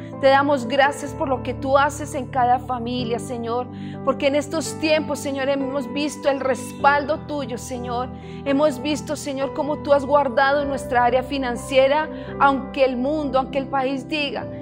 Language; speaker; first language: Spanish; native; Spanish